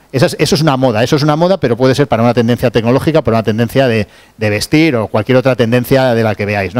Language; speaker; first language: Spanish; native; Spanish